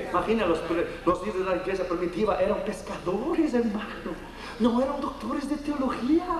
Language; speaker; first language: Spanish; non-native, fluent; Portuguese